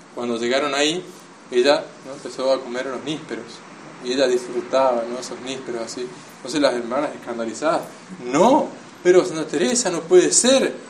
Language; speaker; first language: Spanish; native; Spanish